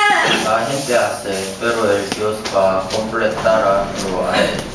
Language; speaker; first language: Spanish; non-native, learner; Korean